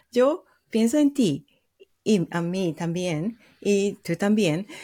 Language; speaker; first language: Spanish; non-native, fluent; Japanese